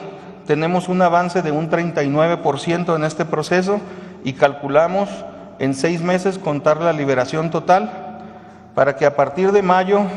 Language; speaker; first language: Spanish; native; Spanish